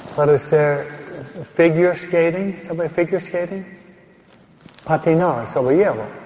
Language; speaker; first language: Spanish; non-native, fluent; English